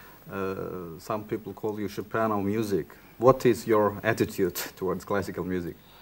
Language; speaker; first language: English; non-native, fluent; Russian